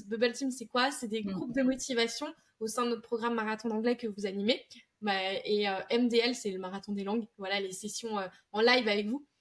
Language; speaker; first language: French; native; French